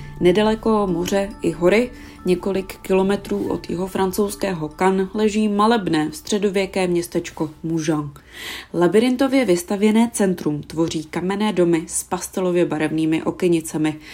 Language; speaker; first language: Czech; native; Czech